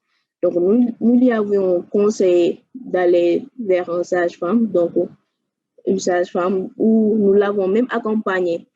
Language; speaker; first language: French; non-native, local second language; Wolof